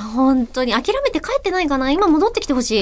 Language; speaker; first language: Japanese; native; Japanese